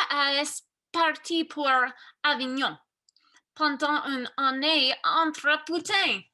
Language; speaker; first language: French; non-native, learner; English